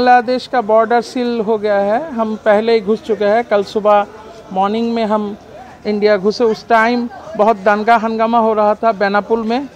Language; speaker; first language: Hindi; non-native, fluent; Bangla